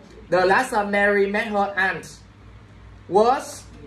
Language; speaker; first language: English; non-native, fluent; Vietnamese